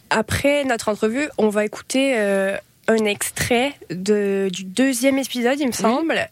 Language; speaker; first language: French; native; French